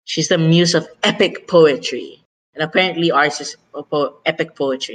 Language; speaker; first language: English; non-native, local second language; Filipino